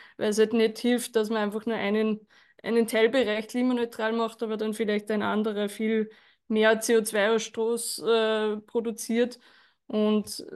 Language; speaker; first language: German; native; German